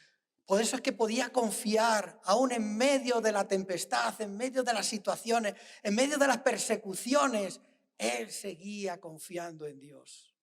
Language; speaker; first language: Spanish; native; Spanish